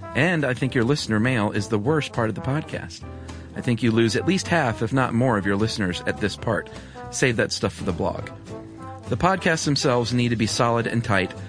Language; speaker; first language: English; native; English